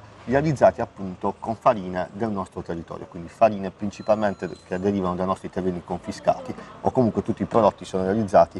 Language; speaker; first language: Italian; native; Italian